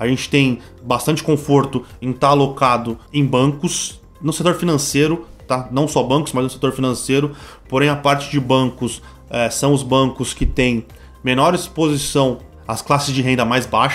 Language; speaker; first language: Portuguese; native; Portuguese